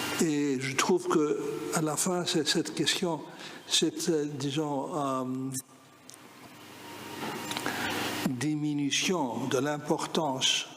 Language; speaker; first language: French; non-native, fluent; Greek